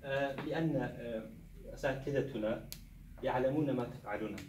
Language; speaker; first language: Arabic; non-native, learner; Somali